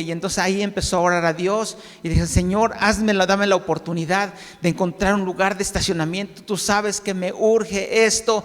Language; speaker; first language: Spanish; native; Spanish